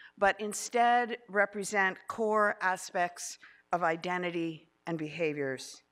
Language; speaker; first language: English; early bilingual, other home language; Spanish